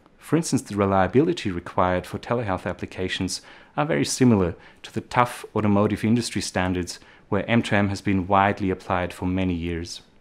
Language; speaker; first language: English; non-native, fluent; German